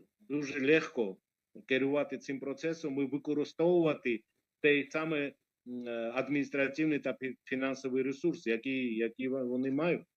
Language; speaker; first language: Ukrainian; non-native, fluent; Georgian